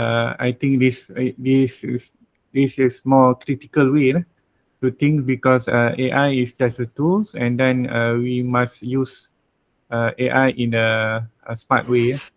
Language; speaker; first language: English; non-native, fluent; Malay